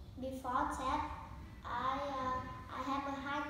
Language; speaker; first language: English; non-native, learner; Vietnamese